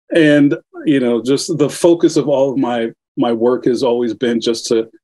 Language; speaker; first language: English; native; English